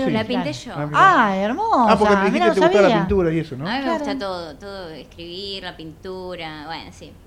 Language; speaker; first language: Spanish; native; Spanish